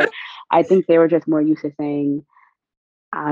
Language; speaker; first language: English; native; English